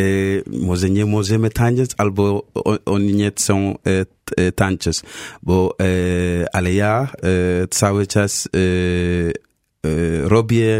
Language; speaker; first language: Polish; non-native, learner; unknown